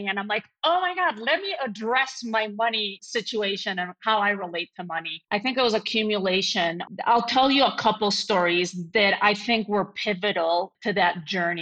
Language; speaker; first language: English; non-native, fluent; Spanish